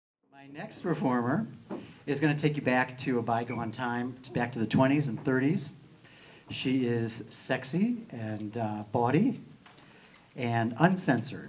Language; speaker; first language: English; native; English